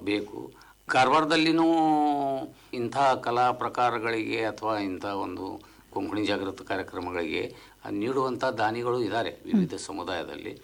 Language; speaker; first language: Kannada; non-native, local second language; Konkani